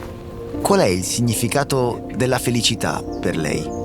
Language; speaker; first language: Italian; native; Italian